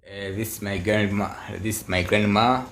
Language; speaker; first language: English; non-native, learner; Swahili